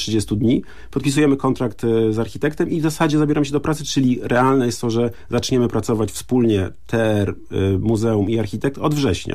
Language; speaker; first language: Polish; native; Polish